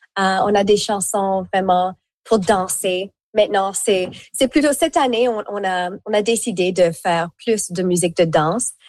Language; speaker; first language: French; native; French